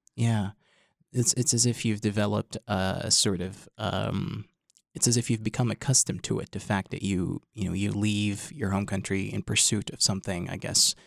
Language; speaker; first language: English; non-native, fluent; Arabic